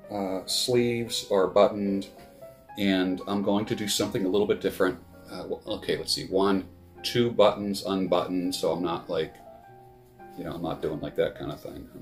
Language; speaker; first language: English; native; English